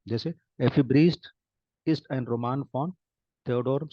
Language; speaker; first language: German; non-native, fluent; Hindi